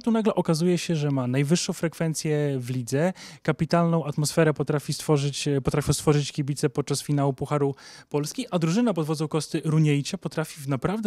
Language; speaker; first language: Polish; native; Polish